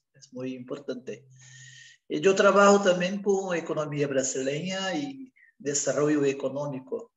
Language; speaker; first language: Spanish; non-native, learner; Portuguese